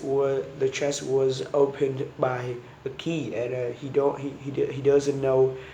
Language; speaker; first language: English; non-native, learner; Vietnamese